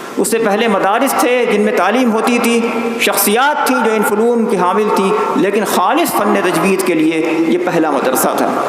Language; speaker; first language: Urdu; native; Urdu